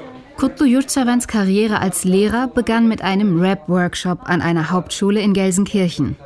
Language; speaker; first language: German; native; German